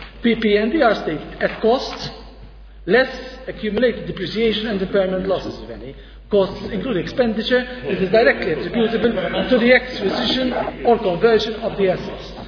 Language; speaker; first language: English; non-native, local second language; Maltese